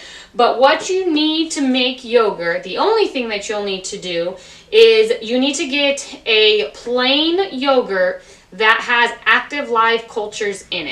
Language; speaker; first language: English; native; English